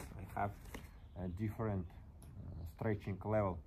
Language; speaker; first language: English; non-native, learner; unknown